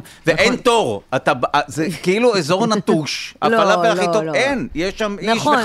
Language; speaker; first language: Hebrew; native; Hebrew